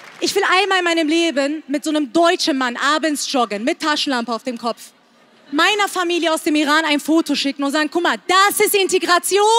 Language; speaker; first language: German; early bilingual, other home language; Persian